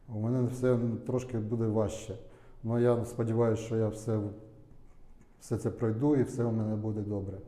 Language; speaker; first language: Ukrainian; non-native, local second language; Russian